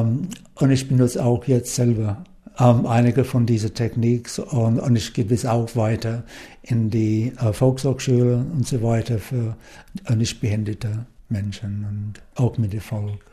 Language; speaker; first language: German; non-native, learner; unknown